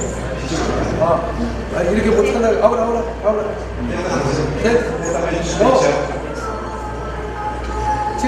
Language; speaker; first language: Portuguese; native; Portuguese